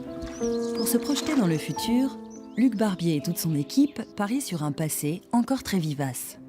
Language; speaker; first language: French; native; French